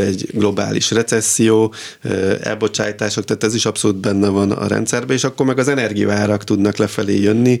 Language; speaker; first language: Hungarian; native; Hungarian